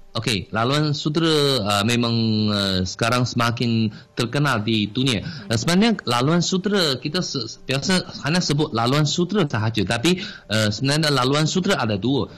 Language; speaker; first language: Malay; non-native, fluent; Chinese